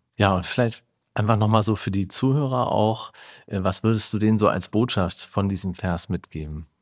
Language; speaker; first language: German; native; German